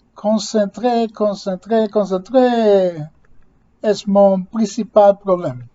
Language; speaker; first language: French; non-native, learner; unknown